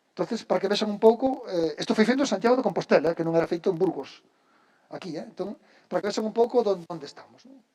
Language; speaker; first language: Galician; native; Galician